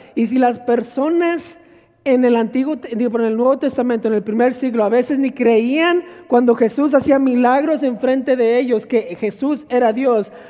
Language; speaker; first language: Spanish; native; Spanish